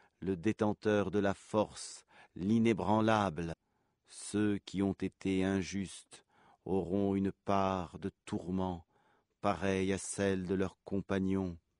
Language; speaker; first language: French; native; French